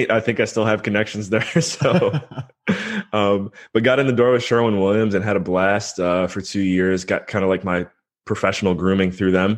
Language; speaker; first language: English; native; English